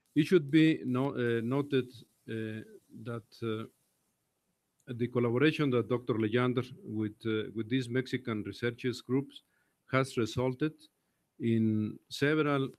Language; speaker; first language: English; non-native, fluent; Spanish